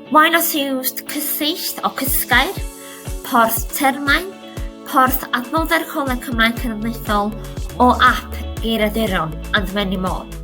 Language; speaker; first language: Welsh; native; Welsh